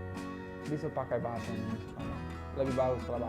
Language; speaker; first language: Indonesian; non-native, learner; English